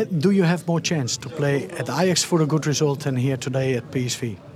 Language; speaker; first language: English; non-native, fluent; Dutch